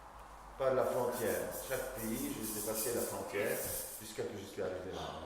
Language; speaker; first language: French; non-native, local second language; Arabic